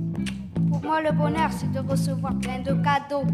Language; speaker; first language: French; native; French